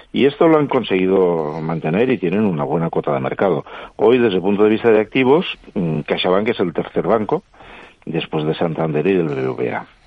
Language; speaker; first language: Spanish; non-native, local second language; Catalan